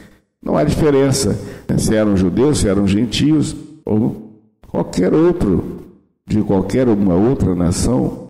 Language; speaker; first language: Portuguese; native; Portuguese